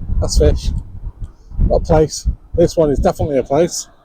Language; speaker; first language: English; native; English